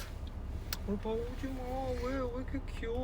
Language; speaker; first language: Korean; non-native, learner; Chinese